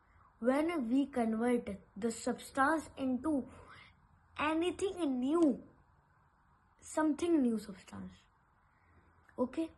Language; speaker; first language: English; non-native, local second language; Hindi